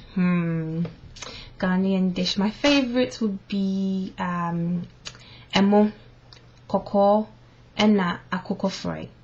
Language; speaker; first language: English; non-native, local second language; Akan